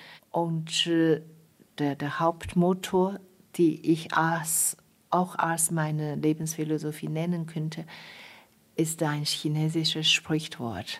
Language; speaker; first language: German; non-native, fluent; Chinese